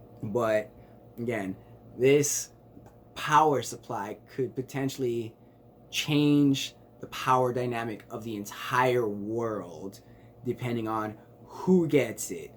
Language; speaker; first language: English; native; English